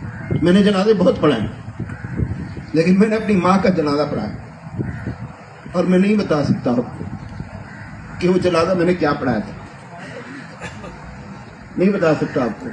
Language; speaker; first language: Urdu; non-native, local second language; Punjabi